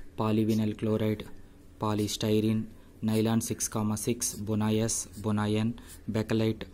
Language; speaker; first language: English; non-native, local second language; Telugu